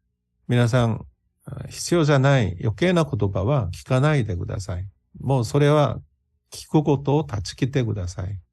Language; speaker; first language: Japanese; non-native, fluent; Korean